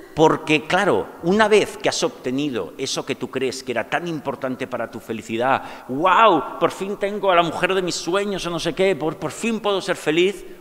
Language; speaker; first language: Spanish; native; Spanish